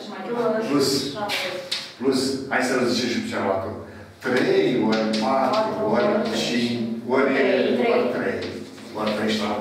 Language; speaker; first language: Romanian; native; Romanian